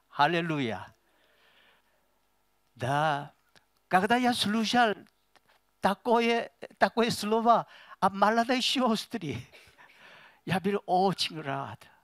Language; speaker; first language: Russian; non-native, learner; Korean